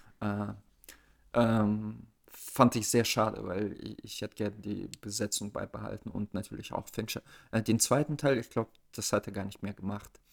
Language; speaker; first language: German; early bilingual, other home language; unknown